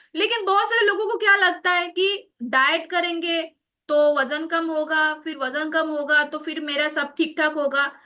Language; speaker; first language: Hindi; non-native, local second language; Marathi